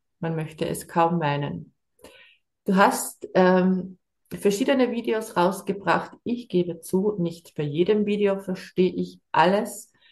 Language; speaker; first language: German; native; German